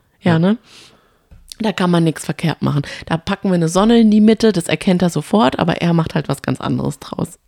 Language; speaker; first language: German; native; German